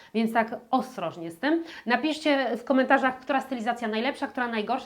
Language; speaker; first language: Polish; native; Polish